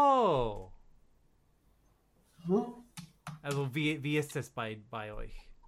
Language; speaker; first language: German; non-native, learner; English